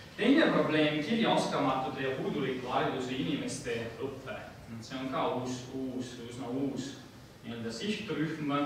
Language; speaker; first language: Estonian; non-native, fluent; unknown